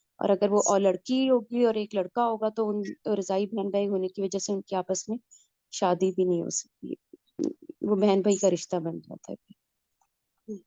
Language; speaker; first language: Urdu; native; Urdu